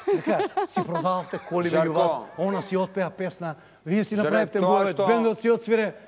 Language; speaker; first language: Macedonian; native; Macedonian